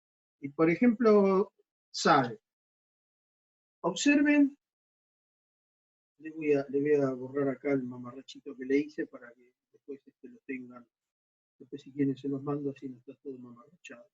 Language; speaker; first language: Spanish; native; Spanish